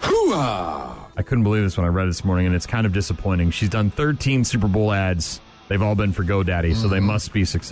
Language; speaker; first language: English; native; English